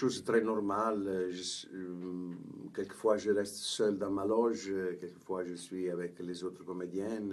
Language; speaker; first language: French; non-native, fluent; Italian